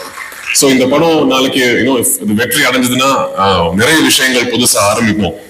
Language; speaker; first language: Tamil; non-native, fluent; Malayalam